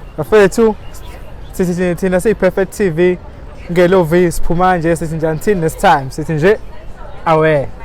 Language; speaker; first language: Zulu; native; Zulu